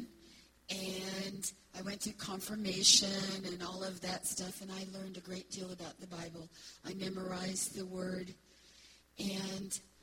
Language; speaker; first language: English; native; English